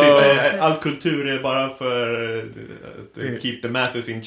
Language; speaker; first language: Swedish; native; Swedish